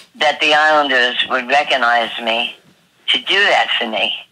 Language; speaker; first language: English; native; English